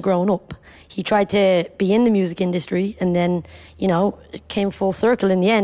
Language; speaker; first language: English; native; English